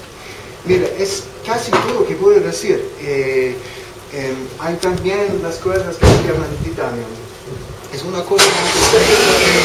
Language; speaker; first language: Spanish; non-native, fluent; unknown